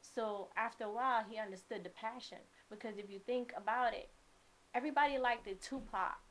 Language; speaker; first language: English; native; English